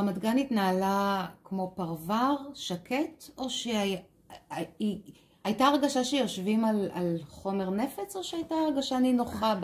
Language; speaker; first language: Hebrew; native; Hebrew